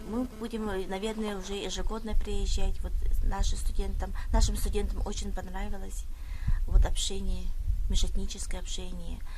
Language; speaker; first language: Russian; non-native, local second language; Yakut